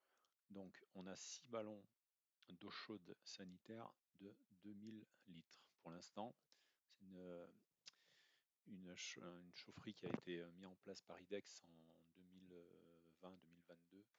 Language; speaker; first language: French; native; French